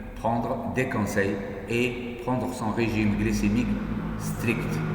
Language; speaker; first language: French; non-native, local second language; Arabic